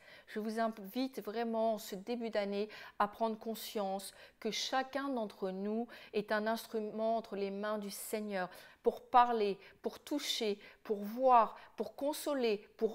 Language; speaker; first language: French; native; French